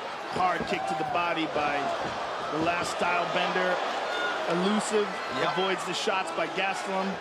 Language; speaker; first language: English; native; English